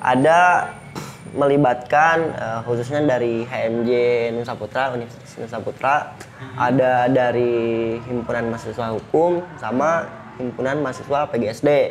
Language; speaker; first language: Indonesian; native; Indonesian